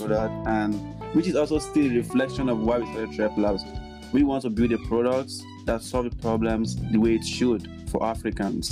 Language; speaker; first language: English; non-native, local second language; Yoruba